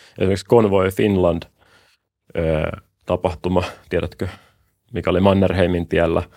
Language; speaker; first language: Finnish; native; Finnish